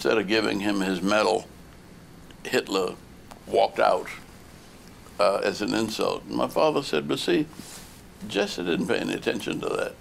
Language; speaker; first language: English; native; English